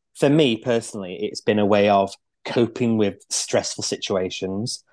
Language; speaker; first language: English; native; English